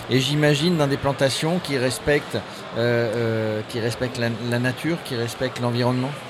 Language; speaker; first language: French; native; French